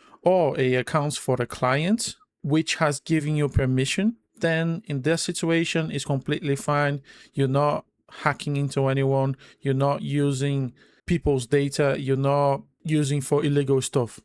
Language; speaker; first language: English; non-native, fluent; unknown